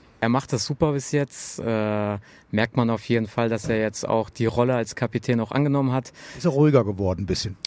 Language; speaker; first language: German; native; German